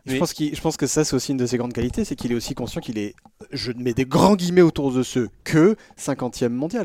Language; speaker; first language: French; native; French